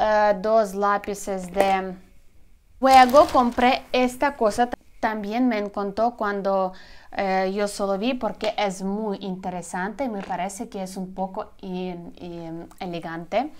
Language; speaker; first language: Spanish; non-native, learner; Ukrainian